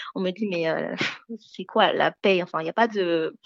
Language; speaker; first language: French; early bilingual, other home language; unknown